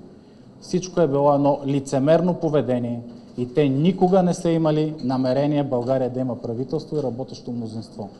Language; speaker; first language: Bulgarian; native; Bulgarian